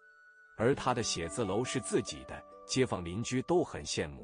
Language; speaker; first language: Chinese; native; Chinese